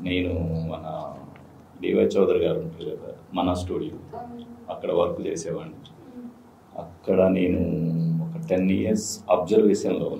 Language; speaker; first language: Telugu; native; Telugu